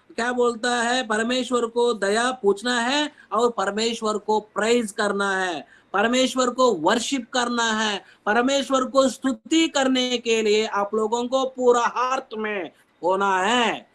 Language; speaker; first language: Hindi; non-native, local second language; Telugu